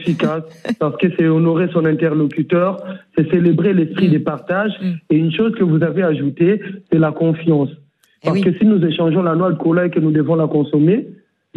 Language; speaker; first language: French; non-native, local second language; Lingala